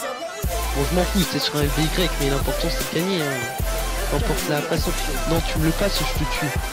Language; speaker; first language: French; native; French